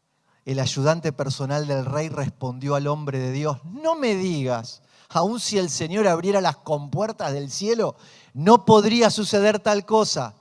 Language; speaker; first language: Spanish; native; Spanish